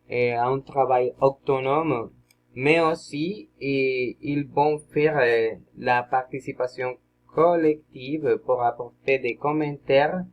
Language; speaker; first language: French; non-native, learner; Spanish